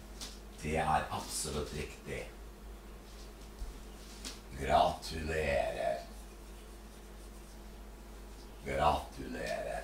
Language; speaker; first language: Norwegian; non-native, fluent; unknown